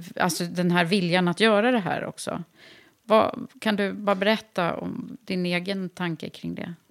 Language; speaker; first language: Swedish; native; Swedish